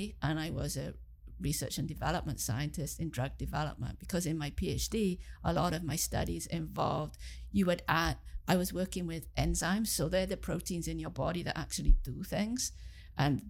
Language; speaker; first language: English; native; English